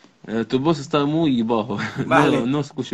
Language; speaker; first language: Spanish; non-native, learner; Arabic